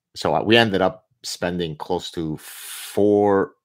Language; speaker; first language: English; early bilingual, other home language; Arabic